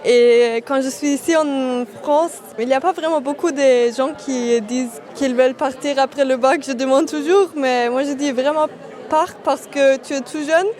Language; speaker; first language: French; non-native, fluent; German